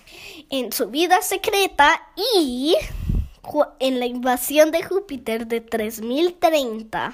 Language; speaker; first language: Spanish; early bilingual, heritage; Spanish